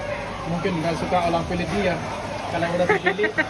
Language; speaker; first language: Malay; non-native, learner; Cantonese